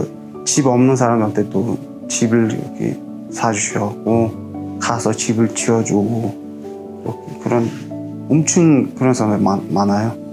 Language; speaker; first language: Korean; non-native, fluent; Mongolian